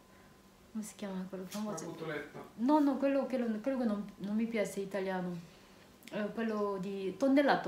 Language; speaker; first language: Italian; non-native, learner; Korean